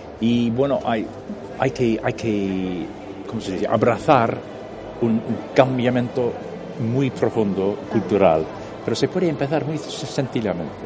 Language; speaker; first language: Spanish; non-native, fluent; English